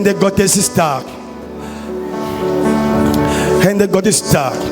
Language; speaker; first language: German; non-native, learner; French